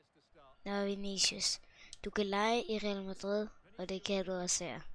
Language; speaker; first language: Danish; native; Danish